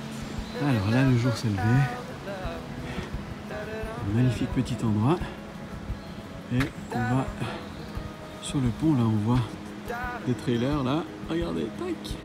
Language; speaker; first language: French; native; French